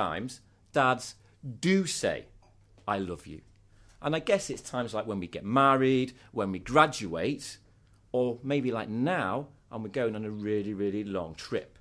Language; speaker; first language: English; native; English